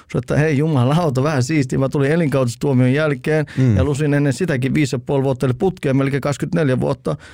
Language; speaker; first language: Finnish; early bilingual, heritage; Finnish